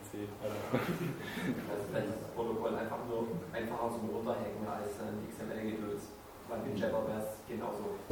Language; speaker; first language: German; native; German